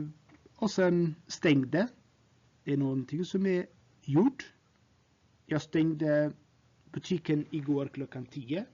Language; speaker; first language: Swedish; non-native, fluent; Tigrinya